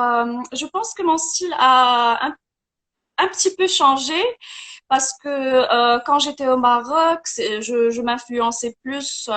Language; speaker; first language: French; non-native, local second language; Arabic